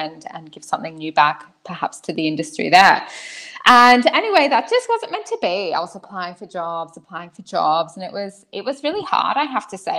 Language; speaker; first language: English; native; English